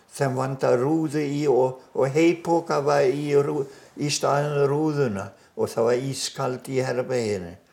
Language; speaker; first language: Icelandic; non-native, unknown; German